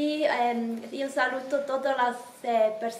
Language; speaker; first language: Spanish; non-native, learner; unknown